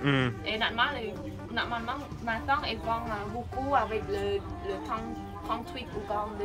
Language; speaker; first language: French; non-native, learner; Khmer